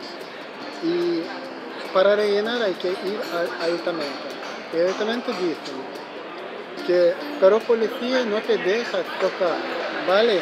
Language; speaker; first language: Spanish; non-native, learner; Ukrainian